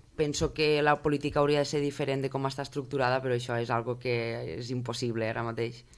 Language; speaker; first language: Catalan; native; Catalan